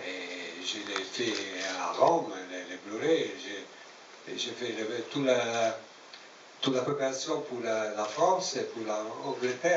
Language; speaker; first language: French; non-native, learner; Italian